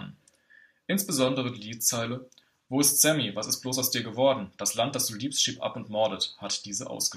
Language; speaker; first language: German; native; German